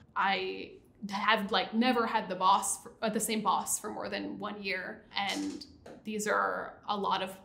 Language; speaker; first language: English; native; English